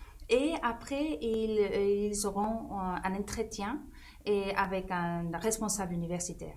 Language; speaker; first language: French; non-native, fluent; Spanish